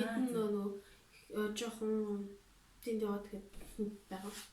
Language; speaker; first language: Mongolian; early bilingual, heritage; Mongolian